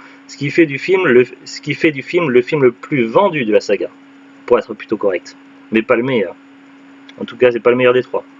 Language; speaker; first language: French; native; French